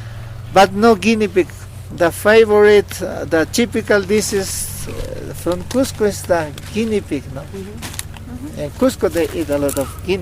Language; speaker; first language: English; non-native, learner; Spanish